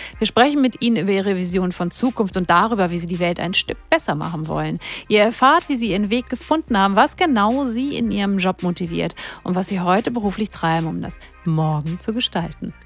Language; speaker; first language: German; native; German